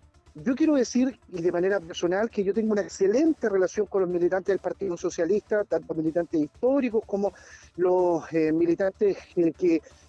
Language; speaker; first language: Spanish; native; Spanish